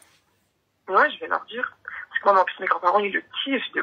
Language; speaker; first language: French; native; French